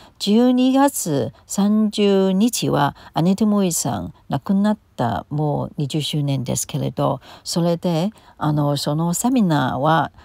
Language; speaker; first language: Japanese; non-native, learner; Cantonese